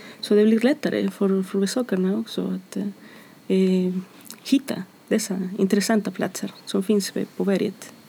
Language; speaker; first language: Swedish; non-native, fluent; Spanish